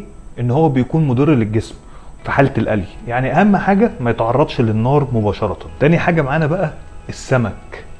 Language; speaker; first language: Arabic; native; Arabic